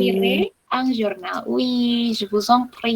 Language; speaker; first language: French; non-native, fluent; Indonesian